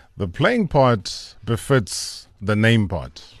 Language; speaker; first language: English; non-native, local second language; Zulu